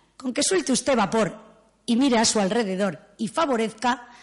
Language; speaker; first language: Spanish; native; Spanish